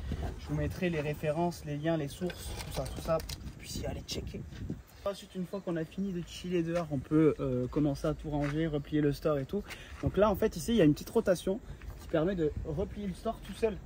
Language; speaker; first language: French; native; French